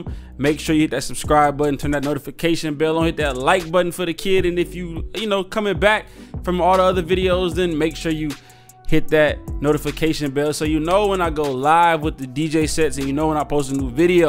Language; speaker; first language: English; native; English